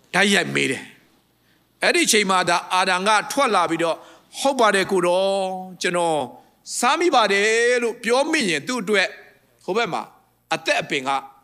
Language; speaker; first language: Burmese; non-native, local second language; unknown